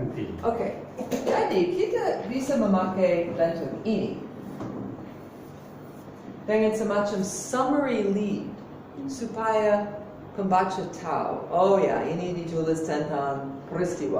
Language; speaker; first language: Indonesian; non-native, fluent; English